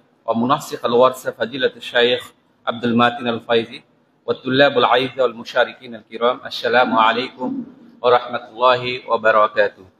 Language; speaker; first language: Arabic; non-native, fluent; Bangla